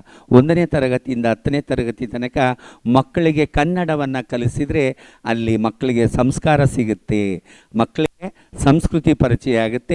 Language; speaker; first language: Kannada; native; Kannada